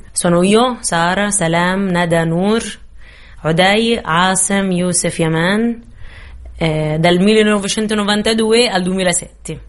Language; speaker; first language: Italian; non-native, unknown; Arabic